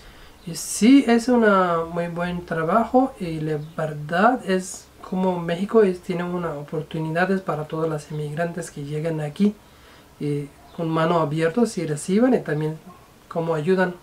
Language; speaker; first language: Spanish; non-native, fluent; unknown